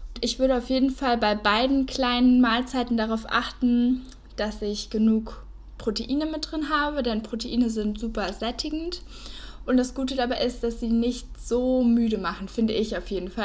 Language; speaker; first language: German; native; German